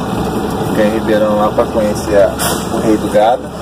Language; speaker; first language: Portuguese; native; Portuguese